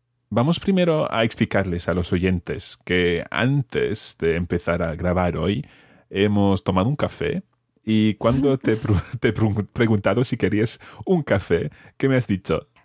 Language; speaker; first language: Spanish; non-native, fluent; English